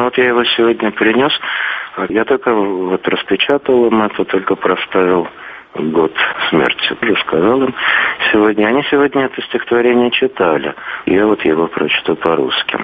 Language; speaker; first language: Russian; native; Russian